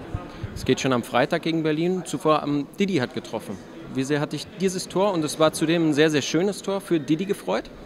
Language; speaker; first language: German; native; German